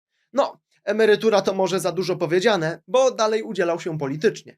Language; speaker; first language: Polish; native; Polish